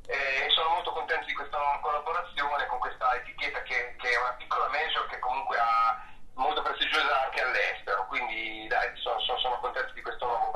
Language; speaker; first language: Italian; native; Italian